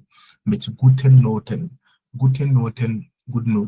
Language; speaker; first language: German; non-native, fluent; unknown